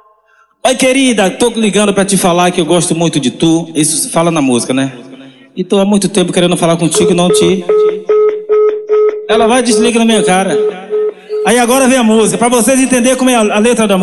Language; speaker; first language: Portuguese; native; Portuguese